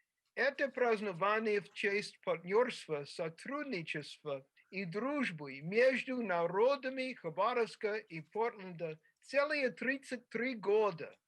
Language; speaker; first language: Russian; non-native, fluent; English